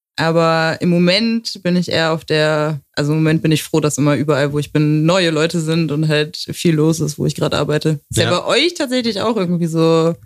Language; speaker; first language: German; native; German